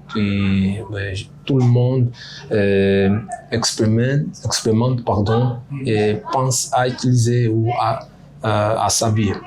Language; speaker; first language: French; non-native, learner; Portuguese